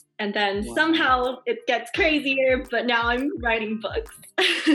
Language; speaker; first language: English; non-native, fluent; Chinese